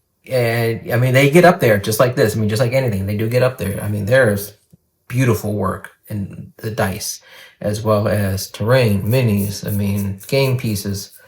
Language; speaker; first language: English; native; English